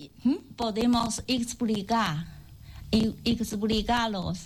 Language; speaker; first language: Spanish; non-native, learner; Chinese